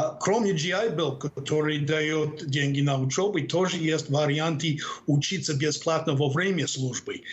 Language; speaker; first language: Russian; non-native, fluent; English